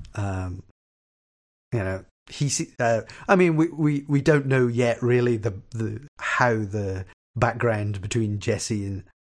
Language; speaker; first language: English; native; English